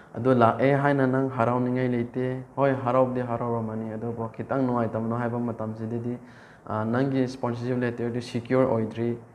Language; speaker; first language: Manipuri; non-native, local second language; Rongmei Naga